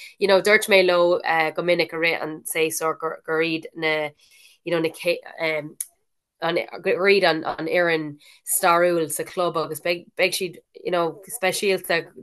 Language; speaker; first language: Irish; non-native, local second language; English